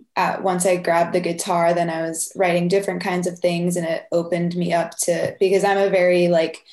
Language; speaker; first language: English; native; English